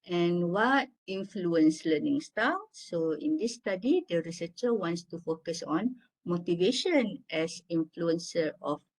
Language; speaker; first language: English; non-native, local second language; Malay